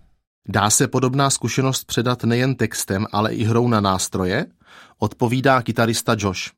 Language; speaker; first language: Czech; native; Czech